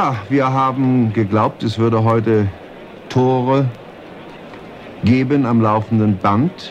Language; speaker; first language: German; native; German